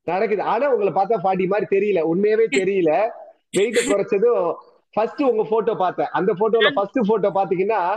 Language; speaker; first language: Tamil; native; Tamil